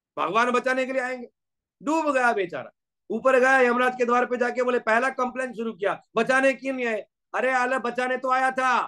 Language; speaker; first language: Hindi; non-native, local second language; Gujarati